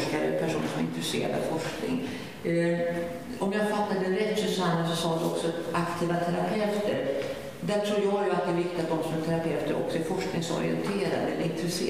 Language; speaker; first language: Swedish; native; Swedish